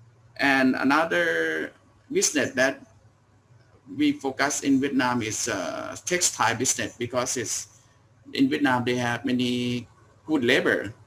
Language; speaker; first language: English; non-native, learner; Thai